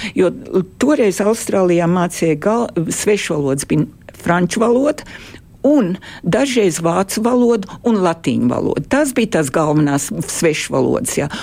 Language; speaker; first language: Latvian; early bilingual, heritage; Latvian